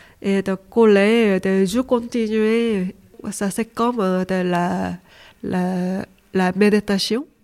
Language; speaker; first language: French; non-native, learner; Korean